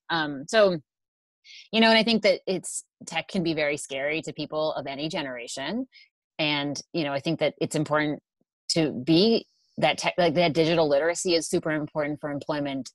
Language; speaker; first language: English; native; English